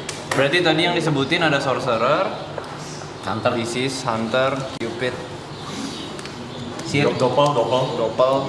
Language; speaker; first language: Indonesian; native; Indonesian